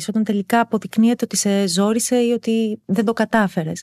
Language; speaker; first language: Greek; native; Greek